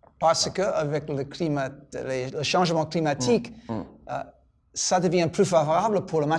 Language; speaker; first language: French; non-native, fluent; English